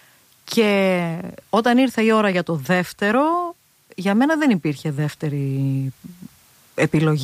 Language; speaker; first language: Greek; native; Greek